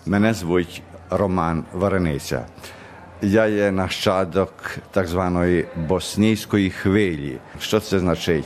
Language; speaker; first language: Ukrainian; early bilingual, heritage; Ukrainian